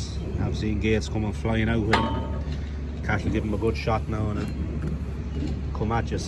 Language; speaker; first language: English; native; English